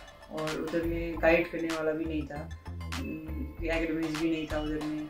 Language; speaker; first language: Hindi; non-native, local second language; Nepali